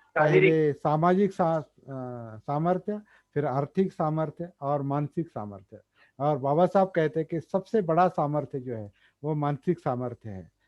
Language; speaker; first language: Hindi; non-native, local second language; Marathi